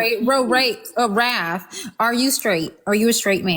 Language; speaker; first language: English; native; English